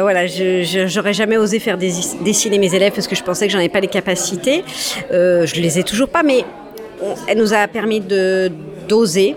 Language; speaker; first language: French; native; French